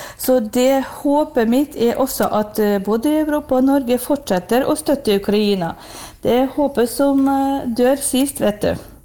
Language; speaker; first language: Norwegian; non-native, fluent; Ukrainian